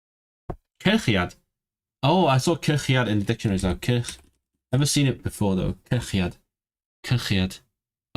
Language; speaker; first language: Welsh; non-native, learner; Cantonese